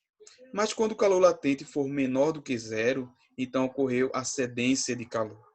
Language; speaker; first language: Portuguese; native; Portuguese